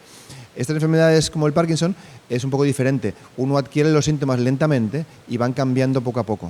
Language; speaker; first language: Spanish; native; Spanish